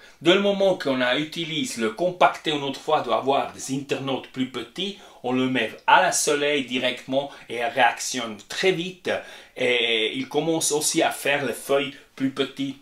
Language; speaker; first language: French; non-native, fluent; Spanish